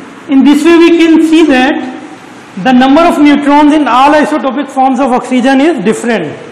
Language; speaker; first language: English; non-native, local second language; Urdu